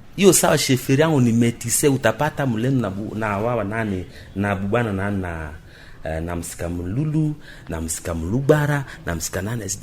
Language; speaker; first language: Swahili; non-native, local second language; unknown